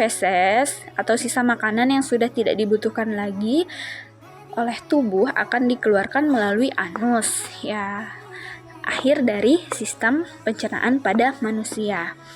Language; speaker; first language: Indonesian; native; Indonesian